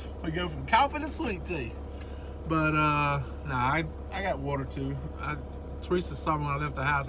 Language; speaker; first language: English; native; English